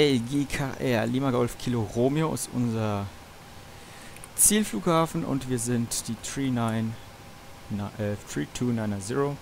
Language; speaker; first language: German; native; German